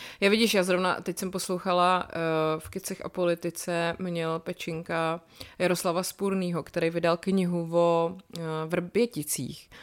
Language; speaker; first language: Czech; native; Czech